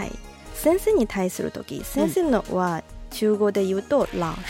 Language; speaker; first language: Japanese; non-native, fluent; Chinese